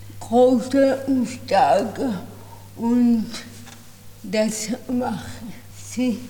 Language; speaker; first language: German; non-native, learner; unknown